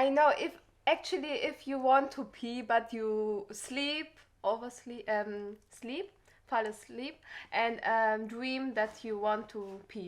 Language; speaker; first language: English; non-native, learner; German